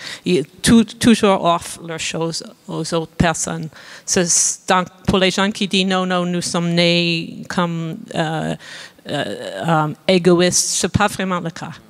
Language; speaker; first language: French; non-native, fluent; English